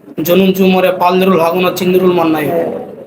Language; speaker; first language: Korean; non-native, learner; Bangla